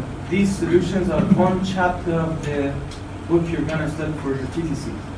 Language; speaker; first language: English; non-native, fluent; Persian